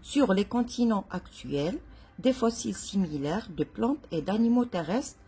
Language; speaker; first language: French; non-native, local second language; Arabic